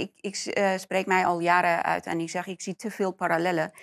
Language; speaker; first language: Dutch; non-native, fluent; Persian